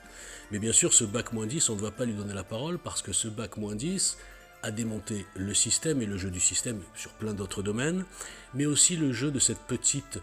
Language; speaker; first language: French; native; French